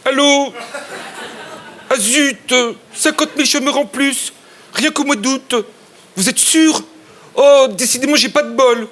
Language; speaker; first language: French; native; French